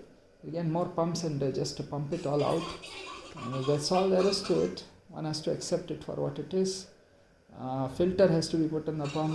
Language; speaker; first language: English; non-native, local second language; Hindi